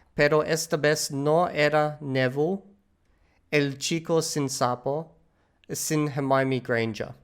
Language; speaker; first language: Spanish; non-native, learner; English